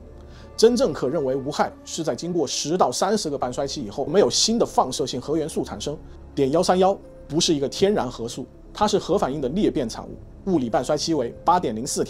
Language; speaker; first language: Chinese; native; Chinese